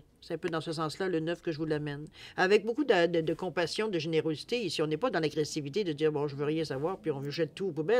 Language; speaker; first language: French; native; French